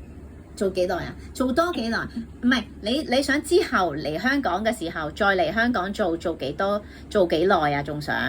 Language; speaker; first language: Cantonese; native; Cantonese